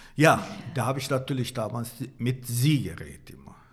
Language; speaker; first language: German; non-native, learner; Turkish